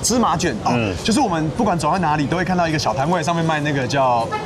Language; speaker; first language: Chinese; native; Chinese